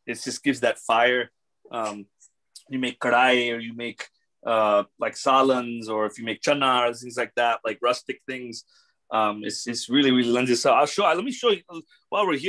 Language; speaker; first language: English; native; English